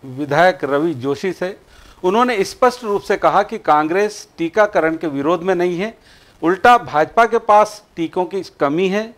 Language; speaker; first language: Hindi; native; Hindi